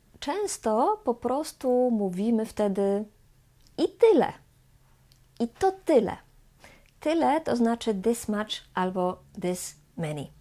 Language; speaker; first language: Polish; native; Polish